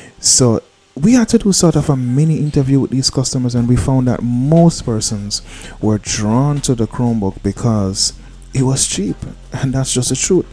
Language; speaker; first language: English; native; English